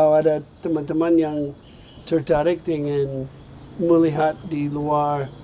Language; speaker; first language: Indonesian; non-native, fluent; English